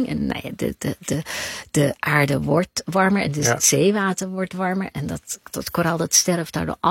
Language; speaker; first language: Dutch; native; Dutch